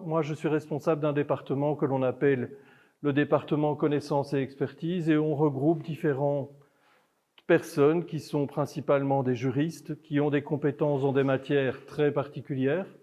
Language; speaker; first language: French; native; French